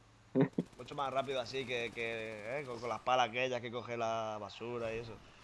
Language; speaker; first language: Spanish; native; Spanish